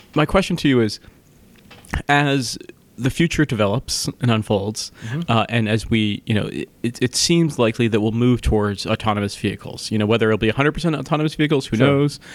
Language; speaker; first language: English; native; English